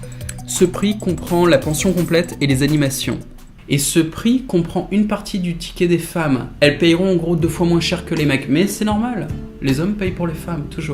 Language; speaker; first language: French; native; French